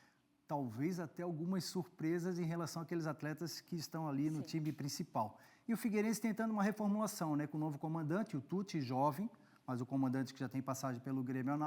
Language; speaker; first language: Portuguese; native; Portuguese